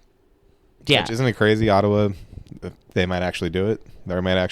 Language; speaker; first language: English; native; English